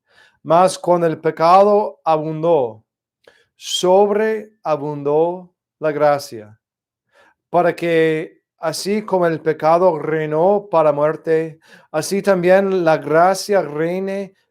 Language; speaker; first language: Spanish; non-native, fluent; English